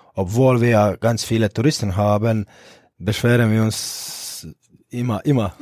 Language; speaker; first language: German; non-native, fluent; Croatian